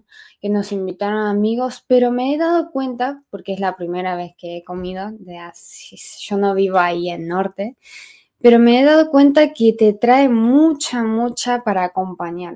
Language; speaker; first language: Spanish; non-native, fluent; Chinese